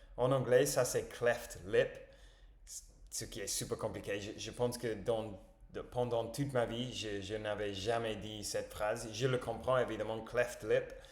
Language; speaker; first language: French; non-native, learner; English